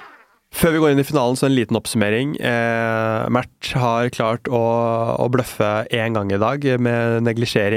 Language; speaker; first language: Norwegian; native; Norwegian